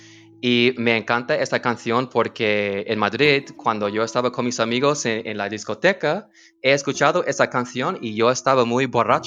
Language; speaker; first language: Spanish; non-native, learner; English